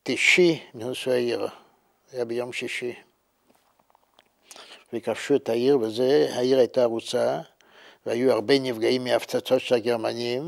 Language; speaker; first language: Hebrew; non-native, fluent; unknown